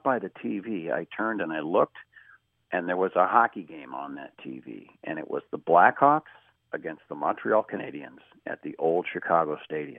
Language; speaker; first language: English; native; English